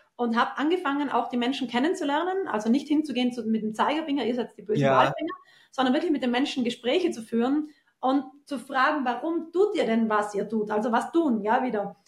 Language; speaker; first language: German; native; German